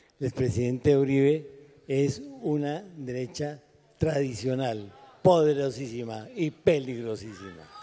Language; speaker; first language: Spanish; native; Spanish